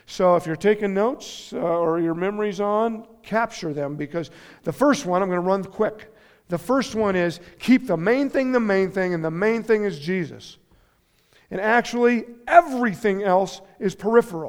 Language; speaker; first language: English; native; English